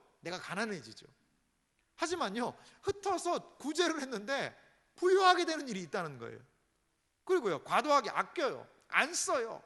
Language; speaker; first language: Korean; native; Korean